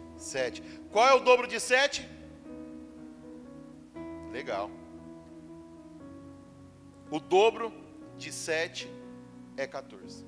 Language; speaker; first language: Portuguese; native; Portuguese